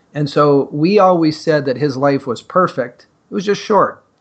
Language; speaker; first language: English; native; English